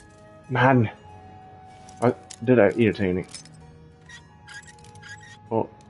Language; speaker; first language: Swedish; native; Swedish